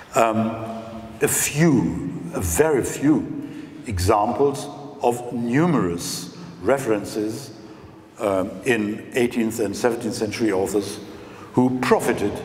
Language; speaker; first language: English; non-native, fluent; German